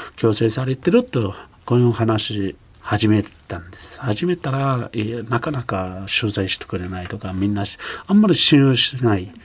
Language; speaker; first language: Japanese; non-native, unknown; Uyghur